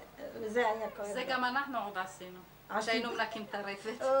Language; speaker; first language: Hebrew; native; Hebrew